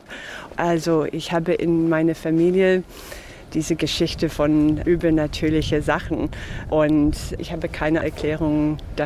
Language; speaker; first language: German; non-native, fluent; English